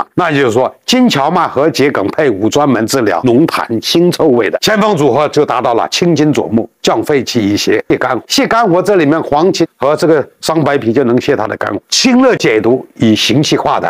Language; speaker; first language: Chinese; native; Chinese